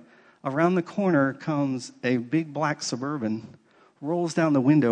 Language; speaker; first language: English; native; English